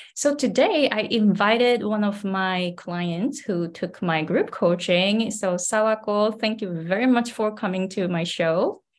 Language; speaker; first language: English; non-native, fluent; Japanese